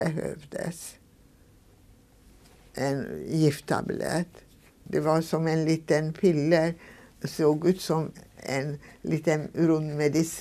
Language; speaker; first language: Swedish; non-native, fluent; Hungarian